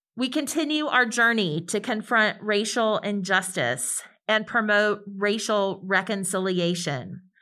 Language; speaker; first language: English; native; English